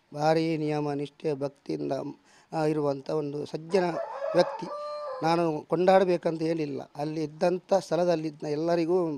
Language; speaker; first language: Kannada; non-native, local second language; Tulu